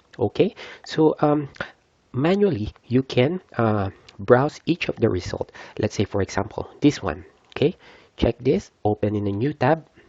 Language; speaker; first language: English; non-native, fluent; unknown